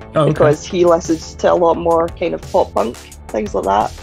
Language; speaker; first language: English; native; English